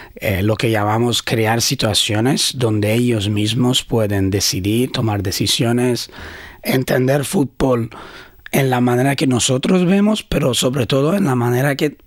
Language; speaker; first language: Spanish; non-native, fluent; Swedish